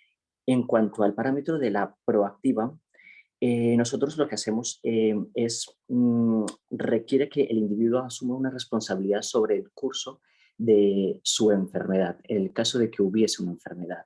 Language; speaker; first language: Spanish; native; Spanish